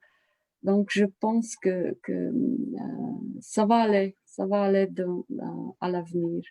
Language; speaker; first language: French; non-native, fluent; Romanian